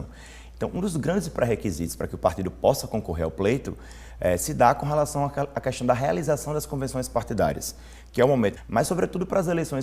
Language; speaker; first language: Portuguese; native; Portuguese